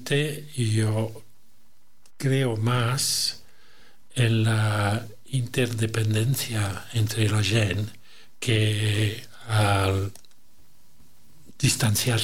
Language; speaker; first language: Catalan; non-native, learner; French